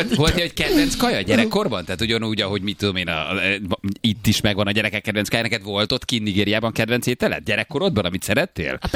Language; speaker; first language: Hungarian; native; Hungarian